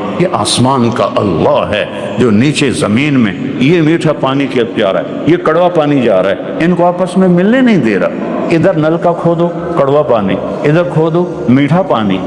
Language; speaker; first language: Urdu; non-native, local second language; Punjabi